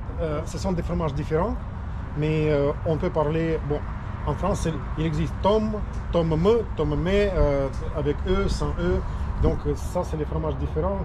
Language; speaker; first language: French; non-native, learner; Russian